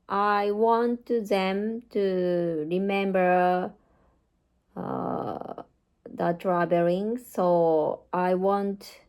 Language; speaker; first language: English; non-native, learner; Japanese